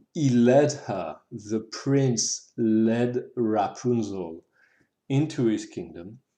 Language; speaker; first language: English; non-native, fluent; French